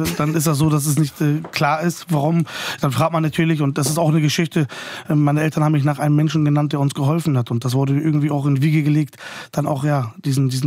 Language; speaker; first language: German; native; German